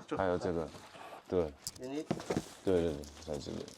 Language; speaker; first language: Chinese; non-native, learner; English